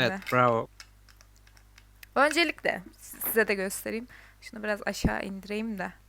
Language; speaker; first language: Turkish; native; Turkish